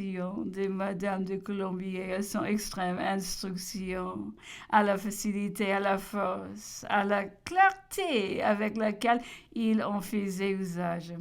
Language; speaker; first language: French; non-native, learner; English